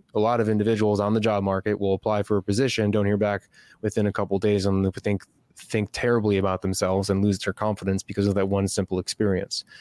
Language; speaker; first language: English; native; English